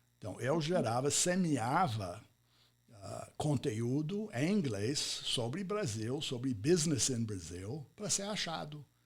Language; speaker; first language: Portuguese; non-native, fluent; English